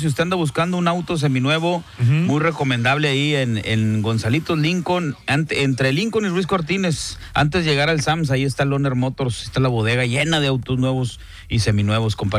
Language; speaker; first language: Spanish; native; Spanish